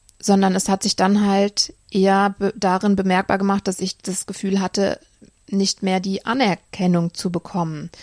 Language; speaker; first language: German; native; German